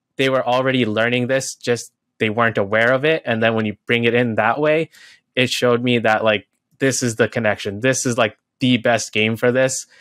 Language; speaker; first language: English; native; English